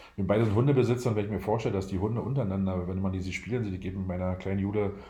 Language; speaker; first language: German; native; German